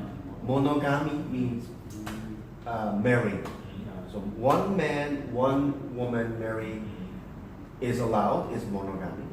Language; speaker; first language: English; early bilingual, other home language; Korean